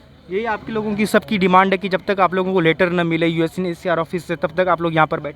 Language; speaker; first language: Hindi; native; Hindi